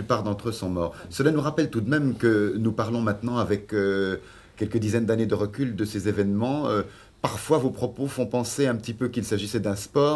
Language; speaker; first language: French; native; French